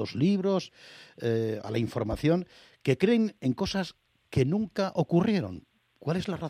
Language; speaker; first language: Spanish; native; Spanish